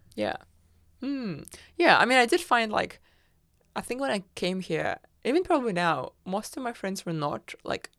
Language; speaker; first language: English; non-native, fluent; Russian